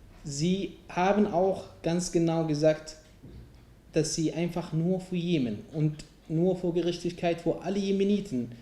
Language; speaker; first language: German; non-native, fluent; Arabic